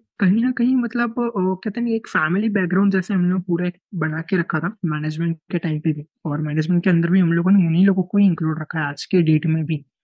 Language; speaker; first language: Hindi; non-native, local second language; Gujarati